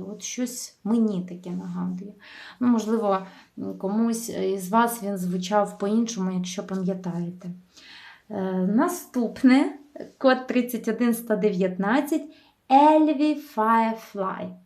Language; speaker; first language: Ukrainian; native; Ukrainian